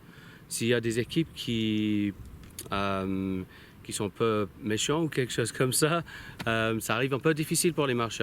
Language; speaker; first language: French; non-native, learner; English